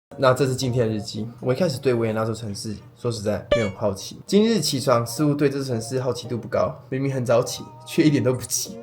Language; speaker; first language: Chinese; native; Chinese